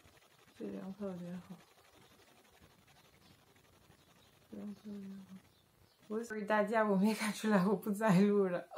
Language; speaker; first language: Chinese; non-native, fluent; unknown